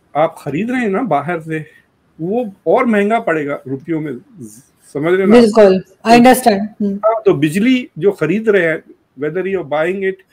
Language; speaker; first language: Hindi; non-native, local second language; Urdu